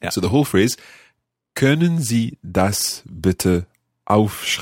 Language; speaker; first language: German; non-native, learner; English